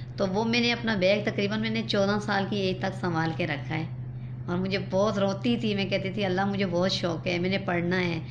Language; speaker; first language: Urdu; non-native, local second language; Northern Hindko